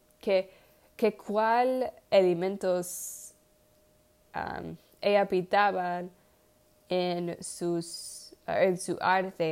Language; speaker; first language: Spanish; non-native, learner; English